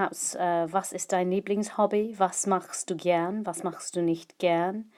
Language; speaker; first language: German; non-native, fluent; English